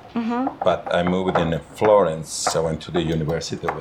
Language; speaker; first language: English; non-native, learner; Italian